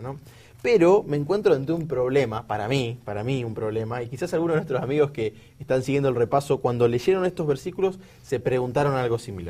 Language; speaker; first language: Spanish; native; Spanish